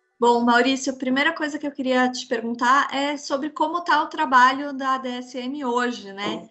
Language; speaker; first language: Portuguese; native; Portuguese